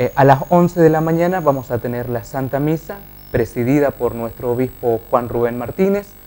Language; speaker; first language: Spanish; native; Spanish